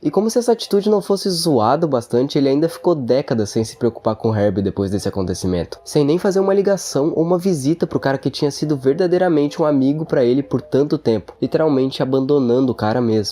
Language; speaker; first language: Portuguese; native; Portuguese